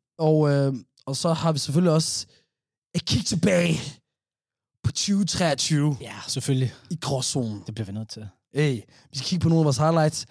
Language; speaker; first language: Danish; early bilingual, other home language; Somali